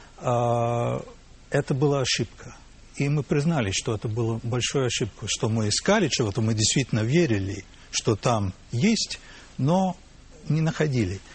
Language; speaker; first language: Russian; non-native, fluent; English